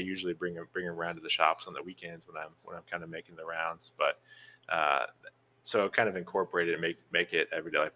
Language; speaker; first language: English; native; English